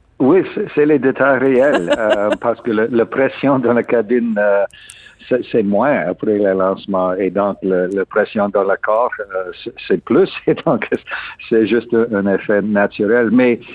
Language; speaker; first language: French; non-native, learner; English